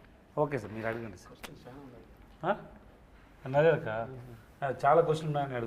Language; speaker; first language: Telugu; non-native, learner; Tamil